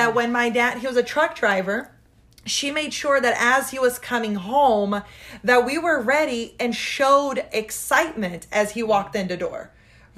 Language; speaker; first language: English; early bilingual, other home language; Portuguese